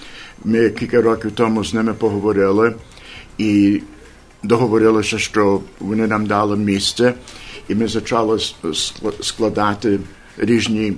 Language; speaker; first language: Ukrainian; early bilingual, heritage; Ukrainian